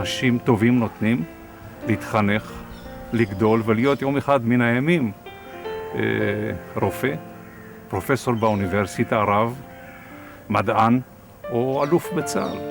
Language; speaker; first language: Hebrew; non-native, fluent; Romanian